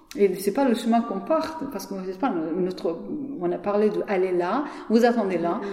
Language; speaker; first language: French; non-native, learner; Persian